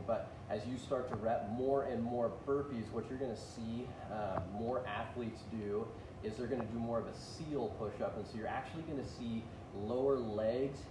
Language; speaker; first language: English; native; English